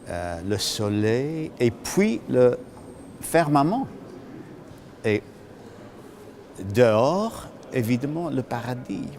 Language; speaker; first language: French; non-native, fluent; English